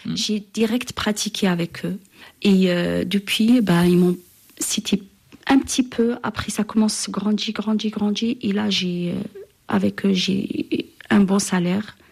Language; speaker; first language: French; non-native, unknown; Arabic